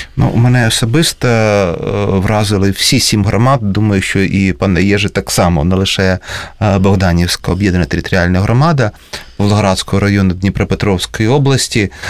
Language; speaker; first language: Ukrainian; native; Ukrainian